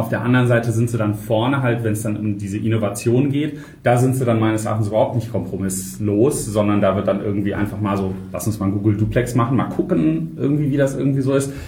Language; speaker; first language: German; native; German